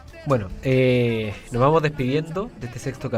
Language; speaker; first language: Spanish; native; Spanish